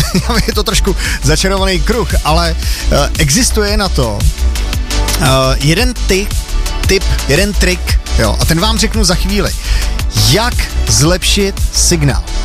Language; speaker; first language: Czech; native; Czech